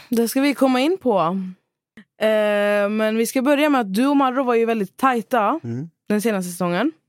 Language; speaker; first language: Swedish; native; Swedish